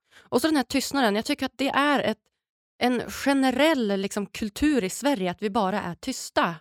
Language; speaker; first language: Swedish; native; Swedish